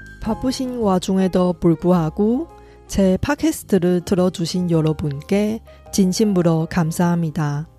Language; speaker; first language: Korean; non-native, fluent; Chinese